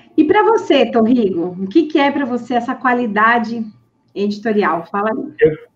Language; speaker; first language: Portuguese; native; Portuguese